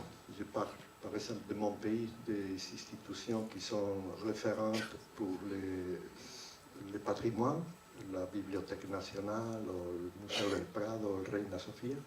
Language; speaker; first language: French; non-native, fluent; Spanish